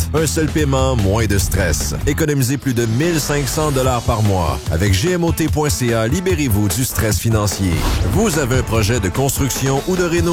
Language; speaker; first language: French; native; French